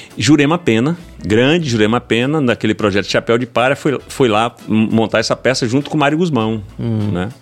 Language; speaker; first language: Portuguese; native; Portuguese